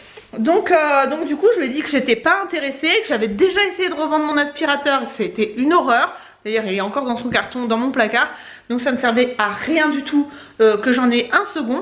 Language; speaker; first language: French; native; French